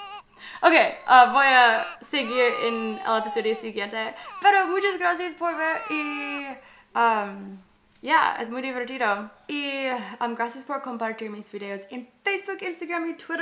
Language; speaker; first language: Spanish; non-native, learner; English